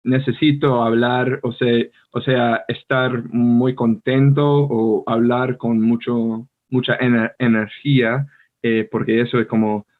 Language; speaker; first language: Spanish; non-native, fluent; English